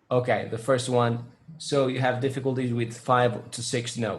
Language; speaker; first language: English; non-native, fluent; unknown